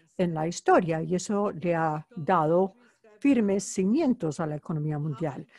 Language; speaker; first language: Spanish; non-native, fluent; Bulgarian